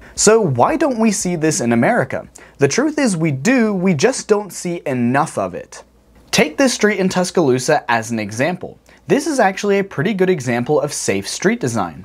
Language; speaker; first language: English; native; English